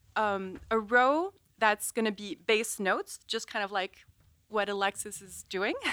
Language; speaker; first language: English; non-native, fluent; French